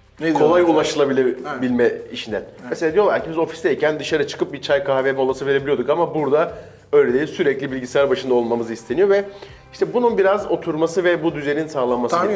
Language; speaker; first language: Turkish; native; Turkish